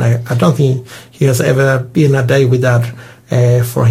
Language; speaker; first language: English; non-native, fluent; Spanish